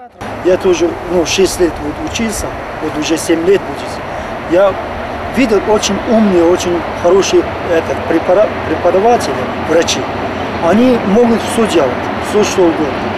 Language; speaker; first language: Ukrainian; non-native, learner; Turkish